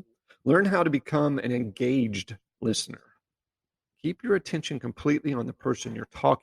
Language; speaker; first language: English; native; English